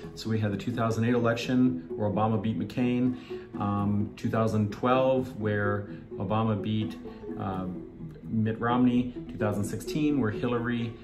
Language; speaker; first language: English; native; English